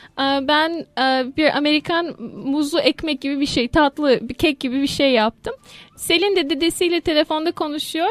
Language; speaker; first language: Turkish; early bilingual, heritage; Turkish